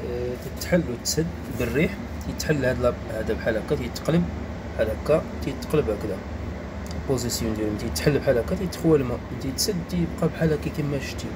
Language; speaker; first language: Arabic; native; Arabic